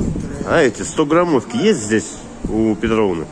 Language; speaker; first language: Russian; native; Russian